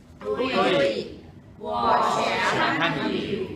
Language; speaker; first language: Chinese; non-native, learner; Thai